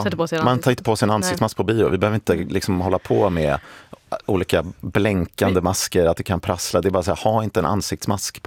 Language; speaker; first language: Swedish; native; Swedish